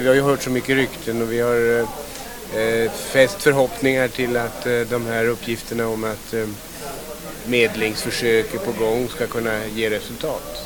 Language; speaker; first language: Swedish; native; Swedish